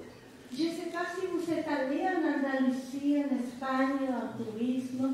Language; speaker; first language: French; non-native, fluent; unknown